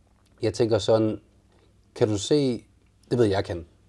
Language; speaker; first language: Danish; native; Danish